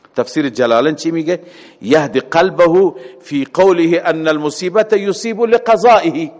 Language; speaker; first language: Persian; native; Persian